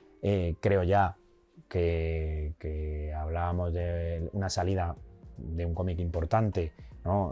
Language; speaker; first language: Spanish; native; Spanish